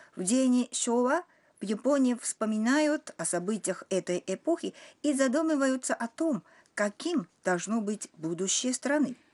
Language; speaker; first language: Russian; non-native, fluent; Japanese